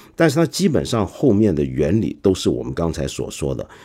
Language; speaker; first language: Chinese; non-native, local second language; Cantonese